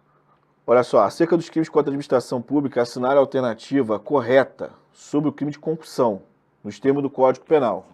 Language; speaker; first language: Portuguese; native; Portuguese